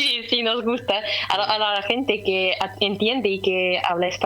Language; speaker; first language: Spanish; non-native, fluent; Russian